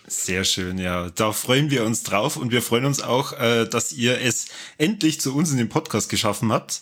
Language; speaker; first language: German; native; German